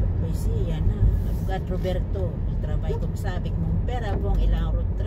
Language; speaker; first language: French; non-native, fluent; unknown